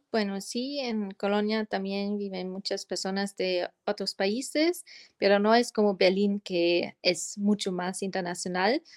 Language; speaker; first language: Spanish; non-native, fluent; German